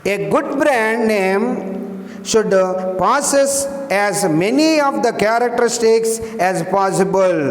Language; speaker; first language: English; non-native, local second language; Telugu